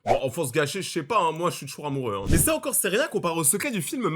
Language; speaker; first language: French; native; French